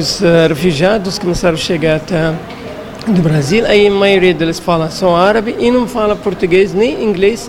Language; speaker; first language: Portuguese; non-native, fluent; Arabic